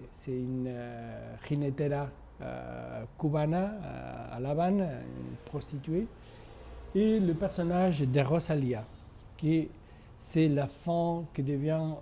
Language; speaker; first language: French; non-native, fluent; Spanish